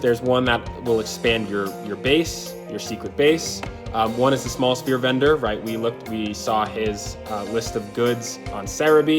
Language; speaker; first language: English; native; English